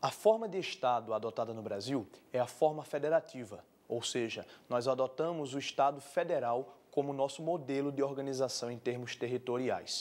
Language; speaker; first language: Portuguese; native; Portuguese